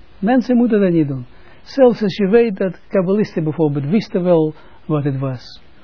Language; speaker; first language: Dutch; non-native, fluent; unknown